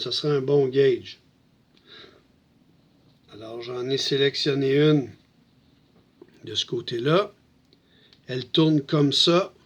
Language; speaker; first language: French; native; French